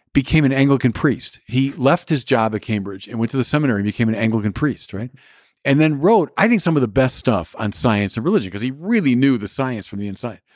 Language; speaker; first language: English; native; English